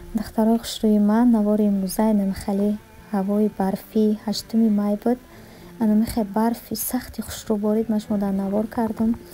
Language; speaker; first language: Tajik; early bilingual, heritage; Tajik